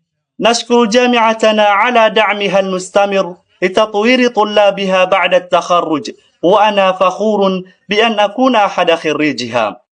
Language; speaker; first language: Arabic; non-native, fluent; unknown